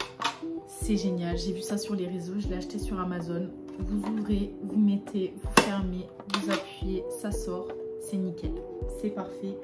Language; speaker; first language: French; native; French